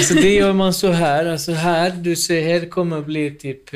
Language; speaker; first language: Swedish; non-native, fluent; Kurdish